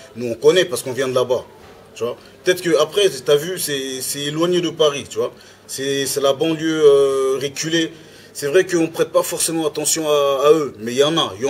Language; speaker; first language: French; early bilingual, other home language; Lingala